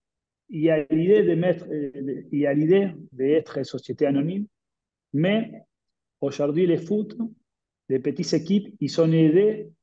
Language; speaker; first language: French; non-native, fluent; Spanish